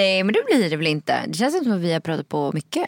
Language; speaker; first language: Swedish; native; Swedish